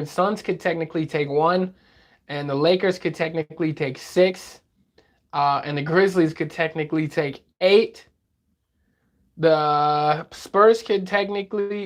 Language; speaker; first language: English; native; English